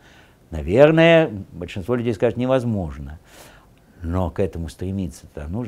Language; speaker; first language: Russian; native; Russian